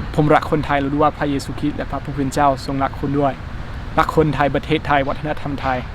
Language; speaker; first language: Thai; non-native, learner; English